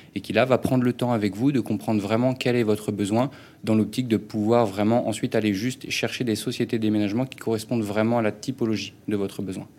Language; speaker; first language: French; native; French